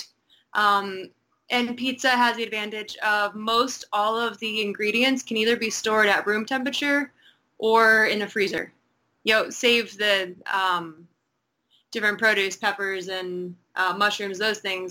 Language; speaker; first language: English; native; English